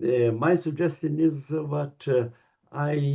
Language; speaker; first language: English; non-native, learner; Lithuanian